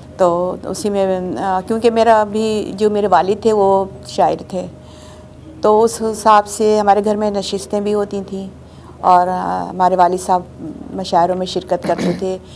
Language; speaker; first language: Urdu; native; Urdu